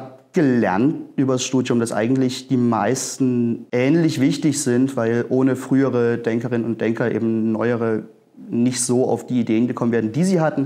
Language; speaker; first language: German; native; German